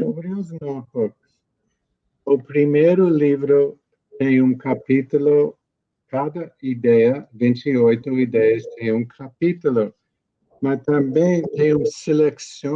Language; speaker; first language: Portuguese; non-native, learner; English